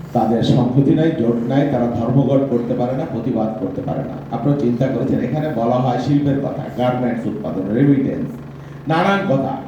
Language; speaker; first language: Bangla; native; Bangla